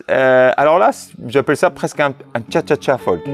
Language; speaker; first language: French; native; French